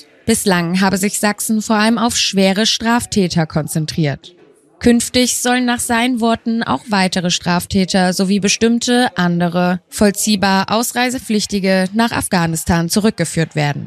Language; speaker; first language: German; native; German